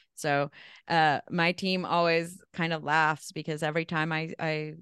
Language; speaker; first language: English; non-native, fluent; Spanish